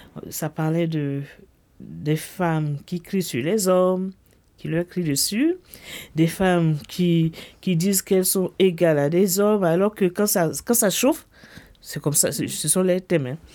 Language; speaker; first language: French; non-native, local second language; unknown